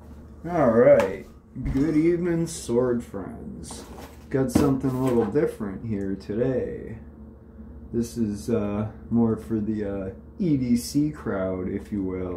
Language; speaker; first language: English; native; English